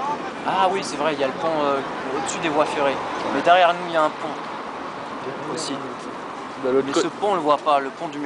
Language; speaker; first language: French; native; French